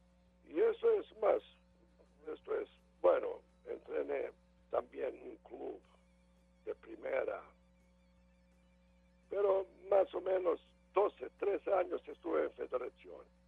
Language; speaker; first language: Spanish; non-native, learner; Serbian